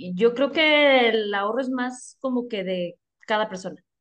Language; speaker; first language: Spanish; early bilingual, heritage; Spanish